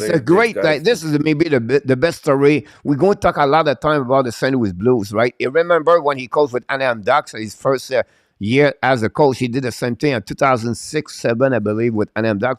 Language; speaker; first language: English; non-native, local second language; French